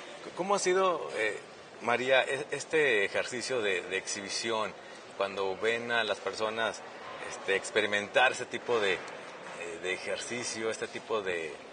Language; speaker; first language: Spanish; native; Spanish